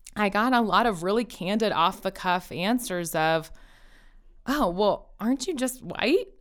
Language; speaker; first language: English; early bilingual, other home language; Persian